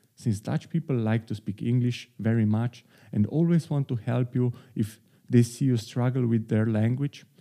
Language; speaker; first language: English; non-native, fluent; Slovenian